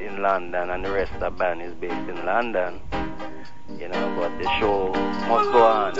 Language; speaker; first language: English; non-native, local second language; Jamaican Creole English